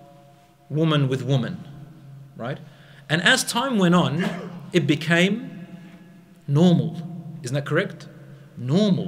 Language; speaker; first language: English; native; English